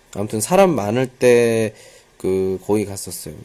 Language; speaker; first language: Korean; native; Korean